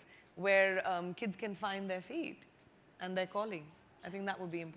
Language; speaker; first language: English; non-native, local second language; Hindi